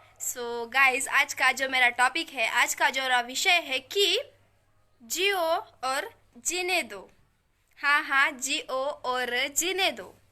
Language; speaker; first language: Hindi; non-native, local second language; Marathi